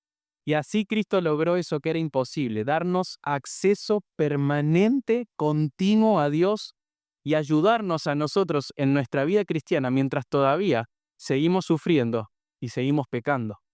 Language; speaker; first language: Spanish; native; Spanish